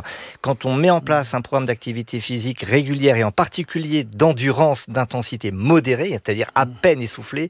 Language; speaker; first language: French; native; French